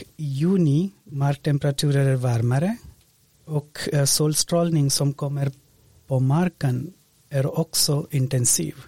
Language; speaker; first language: Swedish; non-native, fluent; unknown